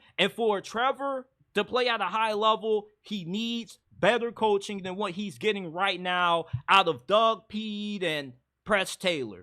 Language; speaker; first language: English; native; English